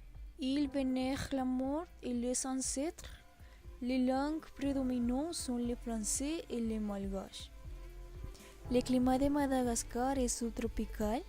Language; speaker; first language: French; non-native, learner; Spanish